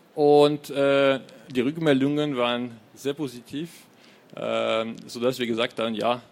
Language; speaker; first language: German; non-native, fluent; French